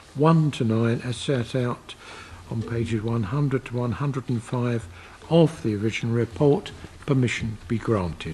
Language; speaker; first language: English; native; English